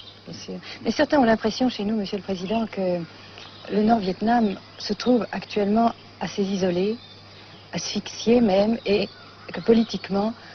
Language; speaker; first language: French; native; French